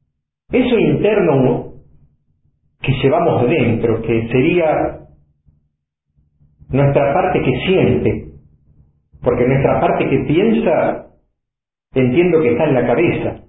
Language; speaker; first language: Spanish; native; Spanish